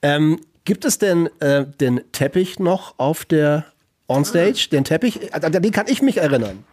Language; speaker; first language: German; native; German